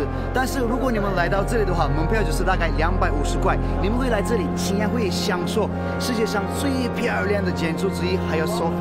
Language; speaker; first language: Chinese; non-native, fluent; Turkish